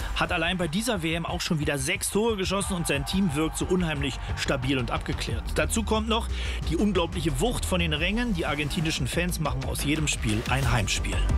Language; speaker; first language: German; native; German